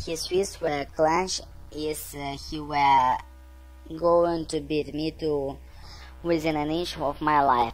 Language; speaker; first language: English; non-native, fluent; Russian